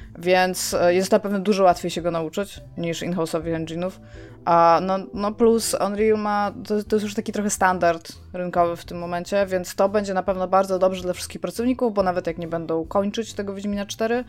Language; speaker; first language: Polish; native; Polish